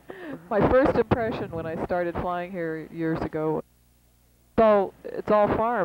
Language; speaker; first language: English; native; English